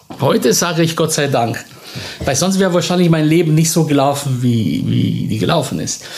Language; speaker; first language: German; non-native, fluent; Italian